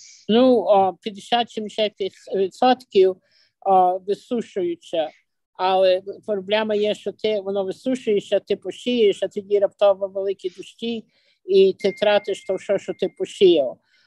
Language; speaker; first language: Ukrainian; early bilingual, other home language; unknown